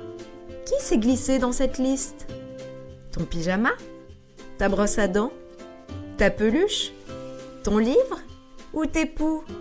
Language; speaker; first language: French; native; French